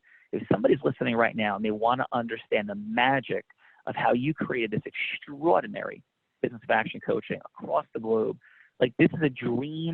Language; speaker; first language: English; native; English